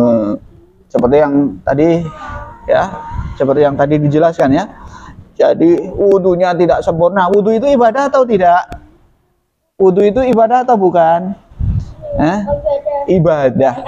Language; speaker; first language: Indonesian; native; Indonesian